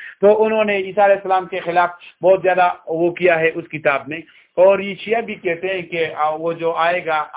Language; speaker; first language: Urdu; non-native, local second language; Pashto